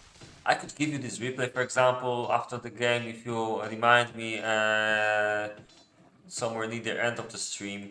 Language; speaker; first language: English; non-native, fluent; Polish